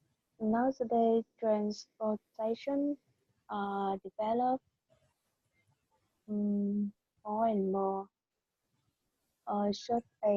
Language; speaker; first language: English; non-native, learner; Vietnamese